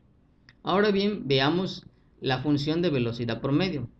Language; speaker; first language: Spanish; native; Spanish